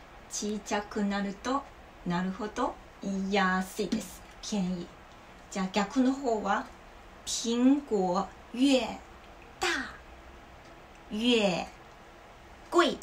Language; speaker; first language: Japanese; non-native, learner; Chinese